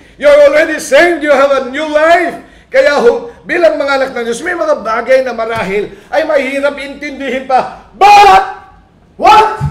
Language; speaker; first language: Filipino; non-native, local second language; Iloko